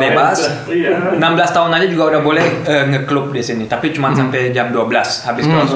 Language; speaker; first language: Indonesian; early bilingual, heritage; German